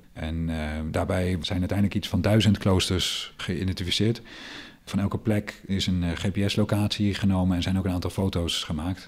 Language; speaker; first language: Dutch; native; Dutch